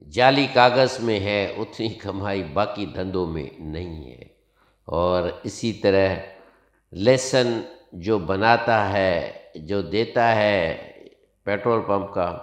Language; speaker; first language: Urdu; non-native, local second language; Sindhi